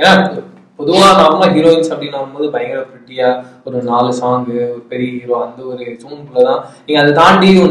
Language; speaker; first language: Tamil; native; Tamil